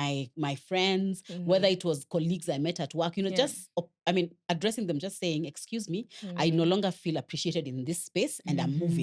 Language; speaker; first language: English; non-native, local second language; Swahili